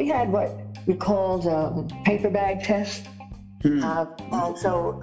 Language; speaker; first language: English; native; English